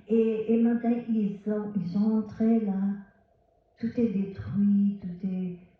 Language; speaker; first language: French; non-native, fluent; Portuguese